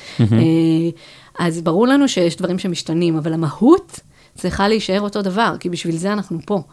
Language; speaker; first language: Hebrew; native; Hebrew